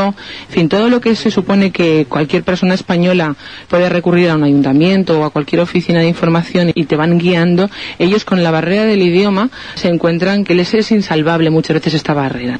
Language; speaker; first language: Spanish; native; Spanish